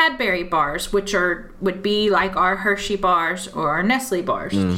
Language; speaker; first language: English; native; English